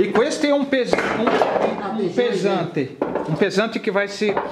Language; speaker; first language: Italian; non-native, learner; Portuguese